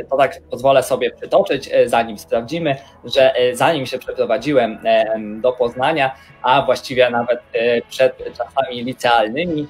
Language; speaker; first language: Polish; native; Polish